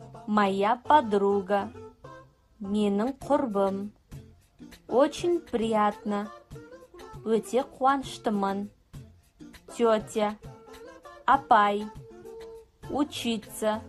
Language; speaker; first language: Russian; non-native, fluent; Kazakh